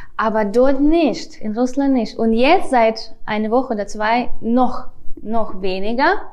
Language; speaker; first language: German; non-native, fluent; Russian